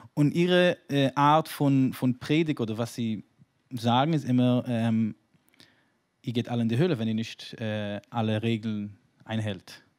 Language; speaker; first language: German; non-native, fluent; Hebrew